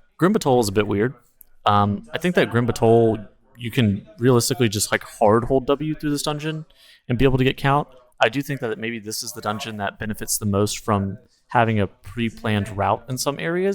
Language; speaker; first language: English; native; English